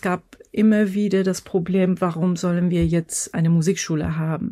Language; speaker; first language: German; non-native, fluent; Persian